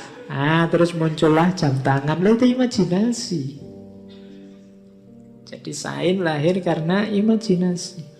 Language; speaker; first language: Indonesian; native; Indonesian